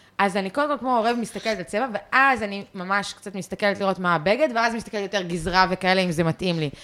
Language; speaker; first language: Hebrew; early bilingual, other home language; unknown